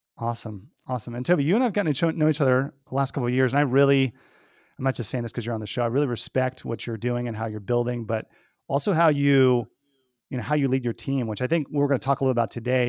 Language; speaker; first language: English; native; English